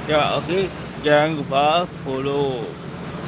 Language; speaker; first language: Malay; non-native, local second language; Balinese